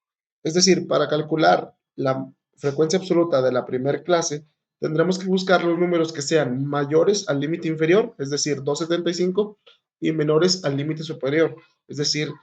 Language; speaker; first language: Spanish; native; Spanish